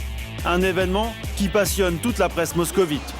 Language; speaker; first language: French; native; French